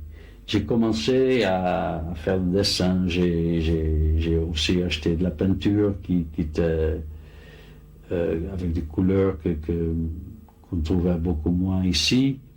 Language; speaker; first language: French; non-native, fluent; Dutch